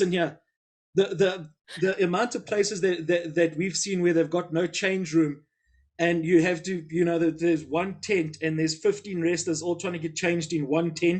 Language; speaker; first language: English; native; English